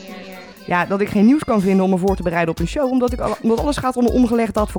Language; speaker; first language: Dutch; native; Dutch